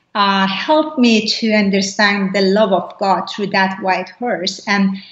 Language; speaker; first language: English; non-native, fluent; Persian